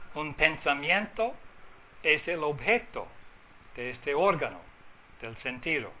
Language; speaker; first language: Spanish; non-native, fluent; English